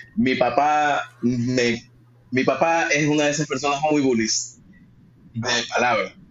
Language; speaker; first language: Spanish; early bilingual, heritage; Spanish